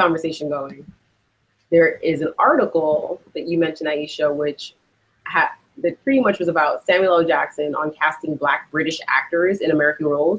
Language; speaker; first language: English; early bilingual, other home language; Spanish